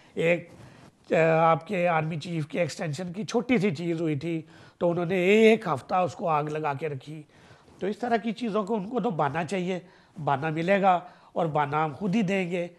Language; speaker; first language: Urdu; non-native, local second language; Punjabi